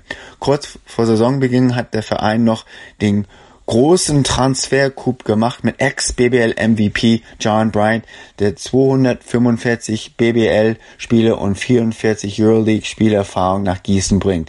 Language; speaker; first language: German; native; German